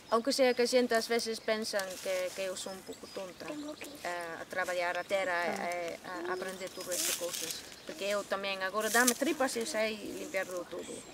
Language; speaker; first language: Galician; non-native, learner; Dutch